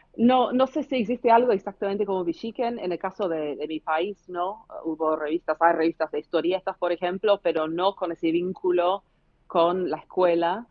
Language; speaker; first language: Spanish; non-native, fluent; English